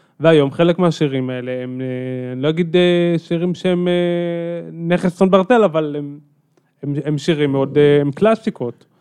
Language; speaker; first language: Hebrew; native; Hebrew